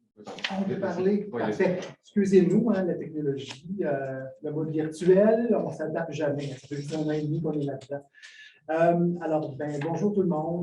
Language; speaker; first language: French; native; French